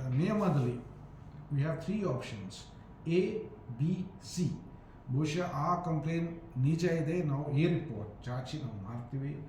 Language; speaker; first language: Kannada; non-native, fluent; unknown